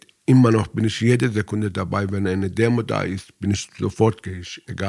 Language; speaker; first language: German; non-native, fluent; Persian